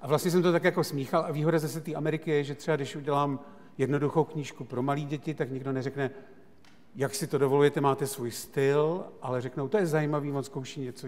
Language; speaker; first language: Czech; native; Czech